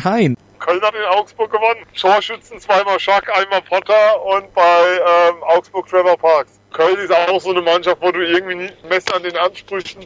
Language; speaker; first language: German; native; German